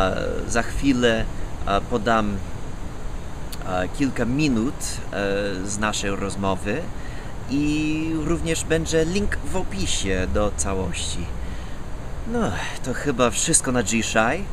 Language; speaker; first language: Polish; non-native, fluent; English